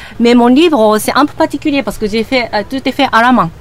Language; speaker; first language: French; non-native, learner; Japanese